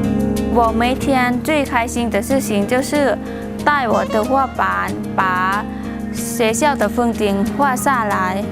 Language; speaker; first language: Chinese; non-native, learner; Lao